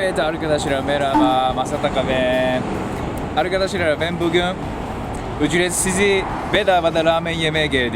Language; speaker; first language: Turkish; non-native, fluent; Japanese